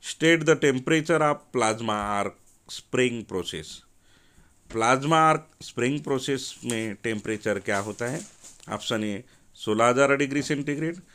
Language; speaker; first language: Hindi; non-native, local second language; Marathi